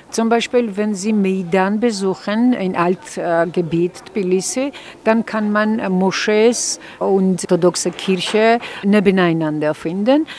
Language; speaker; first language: German; non-native, fluent; Georgian